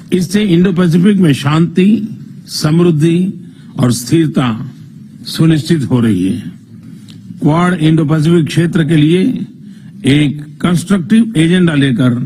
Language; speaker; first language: Hindi; non-native, local second language; Gujarati